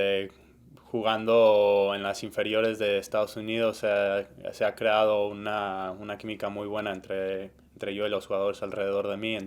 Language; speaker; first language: Spanish; early bilingual, heritage; Spanish